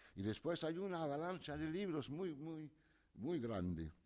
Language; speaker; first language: Spanish; non-native, fluent; French